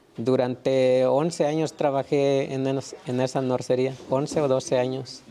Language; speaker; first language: Spanish; native; Spanish